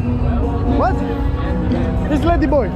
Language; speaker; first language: English; non-native, fluent; Italian